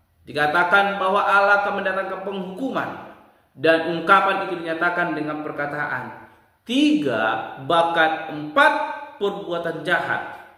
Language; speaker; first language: Indonesian; native; Indonesian